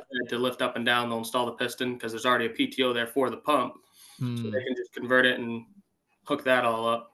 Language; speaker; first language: English; native; English